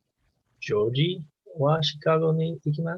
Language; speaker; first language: Japanese; non-native, learner; English